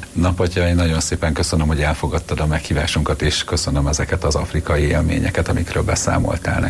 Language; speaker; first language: Hungarian; native; Hungarian